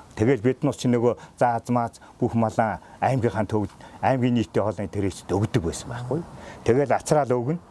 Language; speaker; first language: Mongolian; native; Mongolian